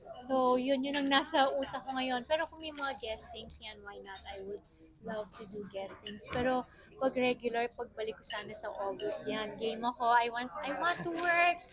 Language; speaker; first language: Filipino; native; Filipino